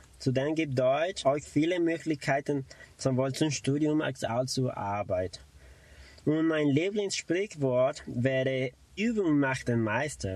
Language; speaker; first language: German; non-native, fluent; Spanish